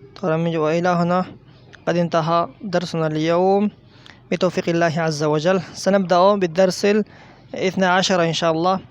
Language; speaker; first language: Arabic; non-native, fluent; Persian